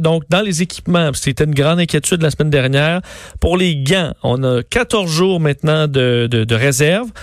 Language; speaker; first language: French; native; French